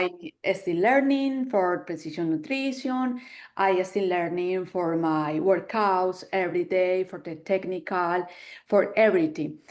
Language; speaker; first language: English; non-native, learner; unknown